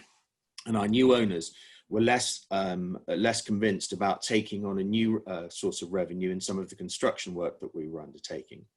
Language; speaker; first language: English; native; English